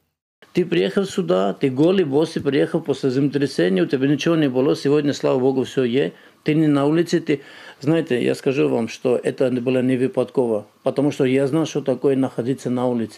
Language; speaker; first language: Ukrainian; non-native, learner; Armenian